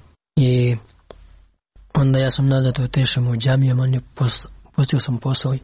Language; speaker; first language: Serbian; non-native, learner; Pashto